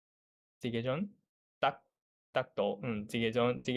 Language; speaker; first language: Chinese; non-native, learner; Japanese